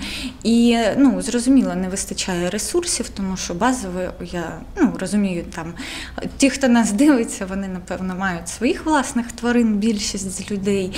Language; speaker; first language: Ukrainian; non-native, local second language; Russian